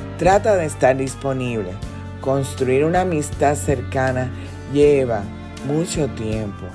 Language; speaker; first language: Spanish; native; Spanish